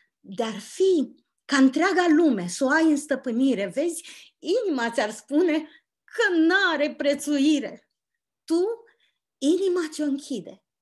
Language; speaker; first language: Romanian; native; Romanian